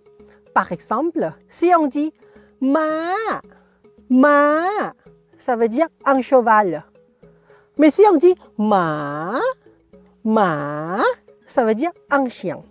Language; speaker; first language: French; non-native, fluent; Thai